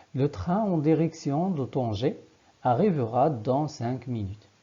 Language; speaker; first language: French; non-native, local second language; Arabic